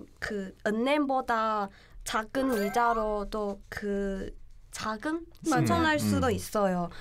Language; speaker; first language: Korean; non-native, learner; Chinese